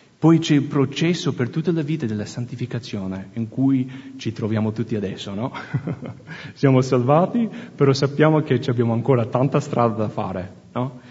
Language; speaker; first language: Italian; non-native, fluent; English